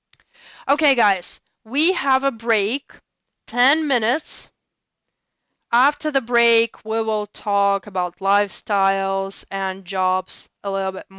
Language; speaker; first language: English; non-native, fluent; Russian